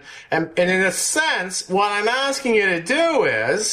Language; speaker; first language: English; native; English